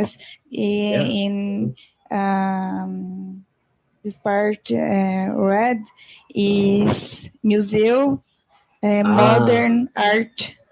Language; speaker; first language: English; non-native, learner; Portuguese